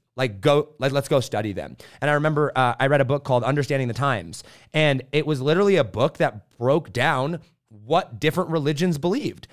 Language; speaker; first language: English; native; English